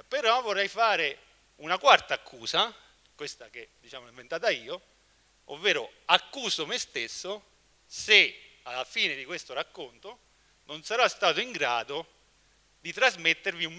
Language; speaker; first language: Italian; native; Italian